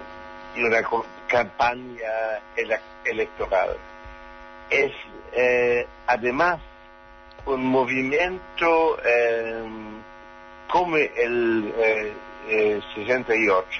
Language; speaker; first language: Spanish; non-native, learner; German